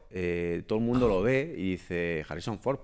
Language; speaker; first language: Spanish; native; Spanish